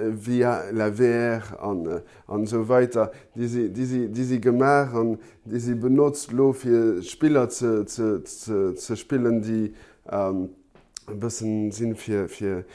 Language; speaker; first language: German; non-native, local second language; Luxembourgish